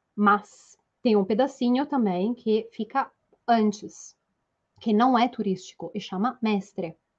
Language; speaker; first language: Portuguese; non-native, fluent; Italian